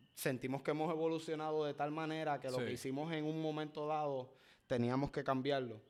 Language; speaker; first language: Spanish; native; Spanish